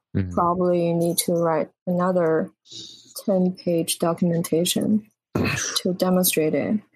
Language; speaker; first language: English; non-native, fluent; Chinese